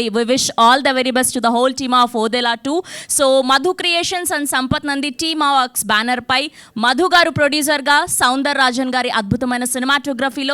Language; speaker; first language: Telugu; native; Telugu